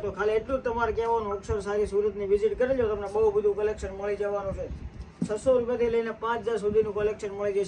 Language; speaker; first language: Gujarati; native; Gujarati